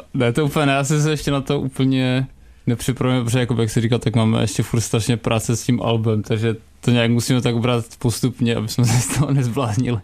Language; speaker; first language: Czech; native; Czech